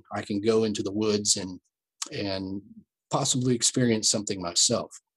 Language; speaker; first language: English; native; English